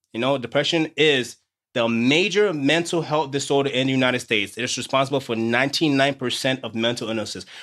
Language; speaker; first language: English; native; English